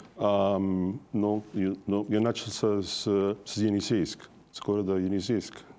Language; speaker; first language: Russian; non-native, fluent; English